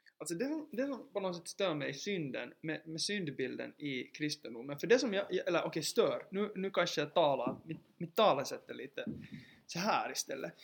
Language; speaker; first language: Swedish; native; Swedish